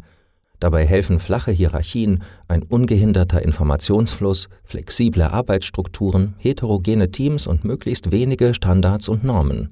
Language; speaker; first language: German; native; German